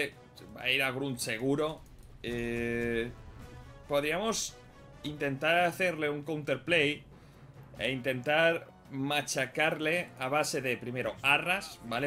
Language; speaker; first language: Spanish; native; Spanish